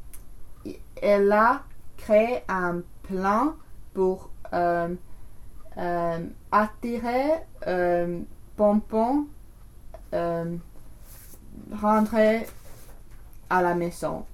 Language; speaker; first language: French; non-native, learner; English